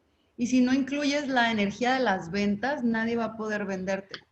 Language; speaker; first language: Spanish; native; Spanish